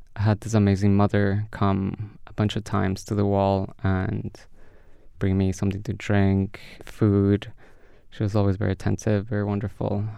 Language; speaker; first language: English; early bilingual, other home language; Spanish